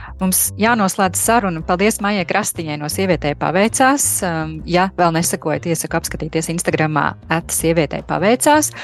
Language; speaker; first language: Latvian; native; Latvian